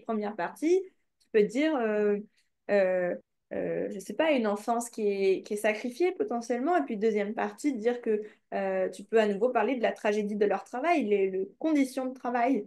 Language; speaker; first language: French; native; French